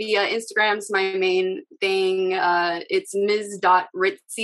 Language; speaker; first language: English; native; English